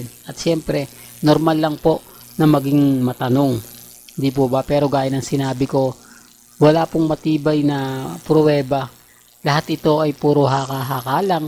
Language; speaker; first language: Filipino; native; Filipino